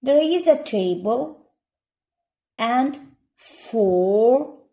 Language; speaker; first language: English; non-native, learner; Azerbaijani